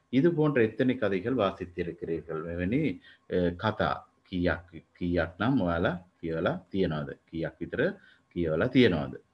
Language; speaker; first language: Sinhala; non-native, local second language; Tamil